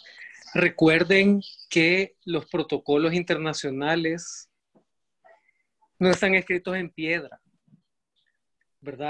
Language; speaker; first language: Spanish; native; Spanish